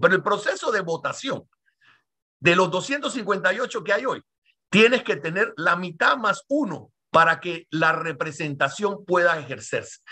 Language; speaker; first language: Spanish; native; Spanish